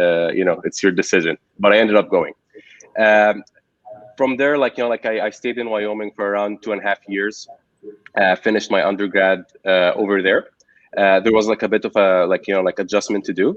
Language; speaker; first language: English; non-native, local second language; Arabic